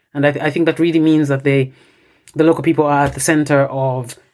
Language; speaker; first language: English; non-native, local second language; Bemba